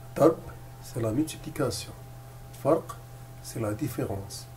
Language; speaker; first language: French; non-native, local second language; Arabic